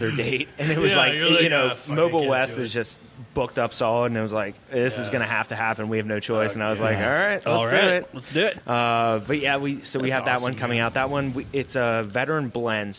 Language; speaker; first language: English; native; English